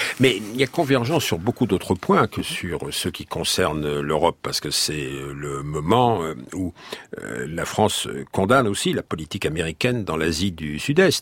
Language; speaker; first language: French; native; French